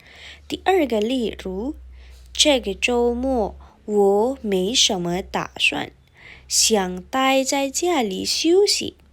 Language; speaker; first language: Chinese; non-native, fluent; Indonesian